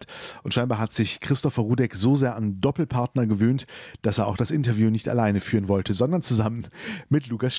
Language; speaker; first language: German; native; German